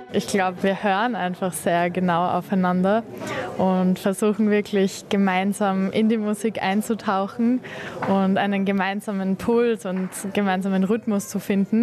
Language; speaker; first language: German; native; German